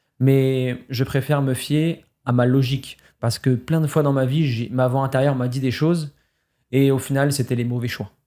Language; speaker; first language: French; native; French